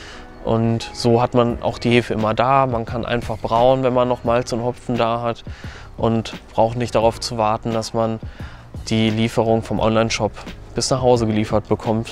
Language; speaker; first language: German; native; German